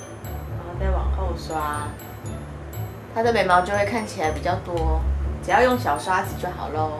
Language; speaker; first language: Chinese; native; Chinese